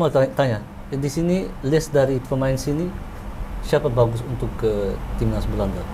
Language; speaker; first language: Indonesian; early bilingual, heritage; Dutch